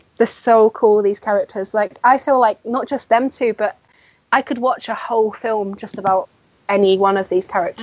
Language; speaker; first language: English; native; English